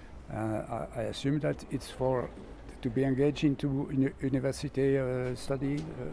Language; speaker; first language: English; non-native, fluent; French